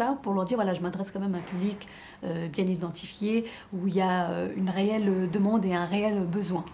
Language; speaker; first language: French; native; French